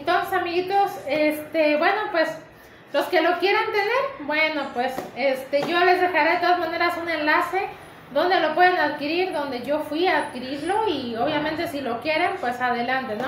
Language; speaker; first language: Spanish; native; Spanish